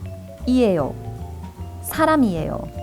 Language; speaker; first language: Korean; non-native, fluent; English